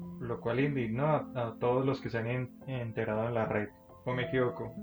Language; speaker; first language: Spanish; native; Spanish